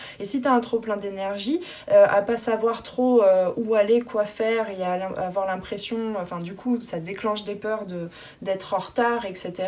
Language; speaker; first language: French; native; French